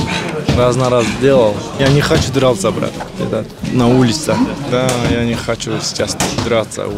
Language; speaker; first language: Russian; non-native, learner; Kyrgyz